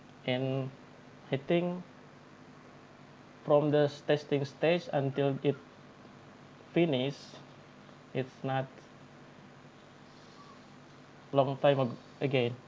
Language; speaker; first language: English; non-native, learner; Indonesian